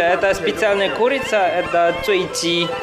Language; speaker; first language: Russian; non-native, learner; Chinese